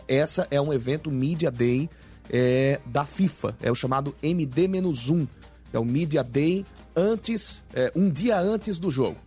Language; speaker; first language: Portuguese; native; Portuguese